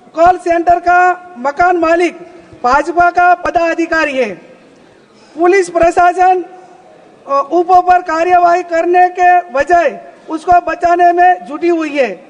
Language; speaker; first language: Hindi; non-native, local second language; Gujarati